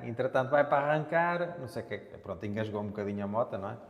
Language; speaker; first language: Portuguese; native; Portuguese